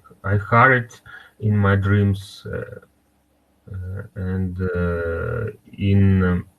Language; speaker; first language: English; non-native, learner; Russian